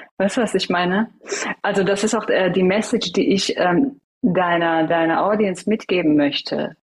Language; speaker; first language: German; early bilingual, other home language; Persian